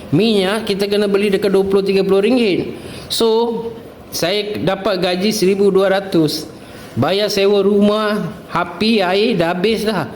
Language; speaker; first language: Malay; non-native, local second language; Tamil